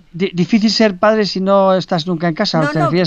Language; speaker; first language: Spanish; native; Spanish